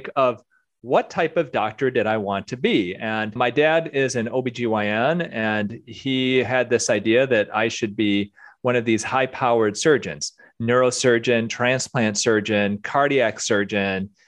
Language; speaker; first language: English; early bilingual, other home language; Korean